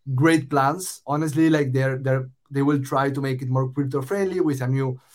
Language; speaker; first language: English; non-native, fluent; Spanish